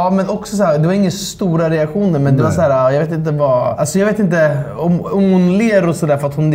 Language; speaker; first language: Swedish; native; Swedish